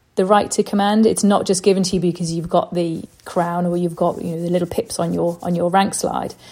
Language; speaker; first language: English; native; English